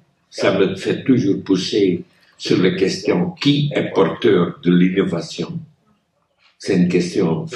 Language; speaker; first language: French; non-native, local second language; Dutch